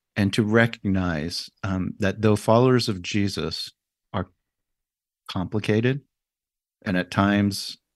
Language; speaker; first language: English; native; English